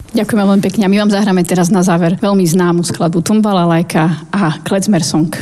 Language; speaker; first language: Slovak; native; Slovak